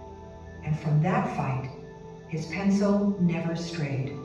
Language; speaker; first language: English; native; English